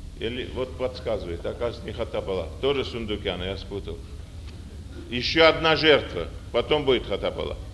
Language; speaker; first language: Russian; non-native, local second language; Armenian